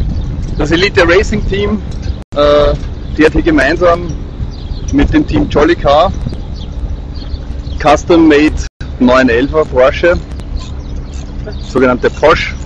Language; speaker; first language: German; native; German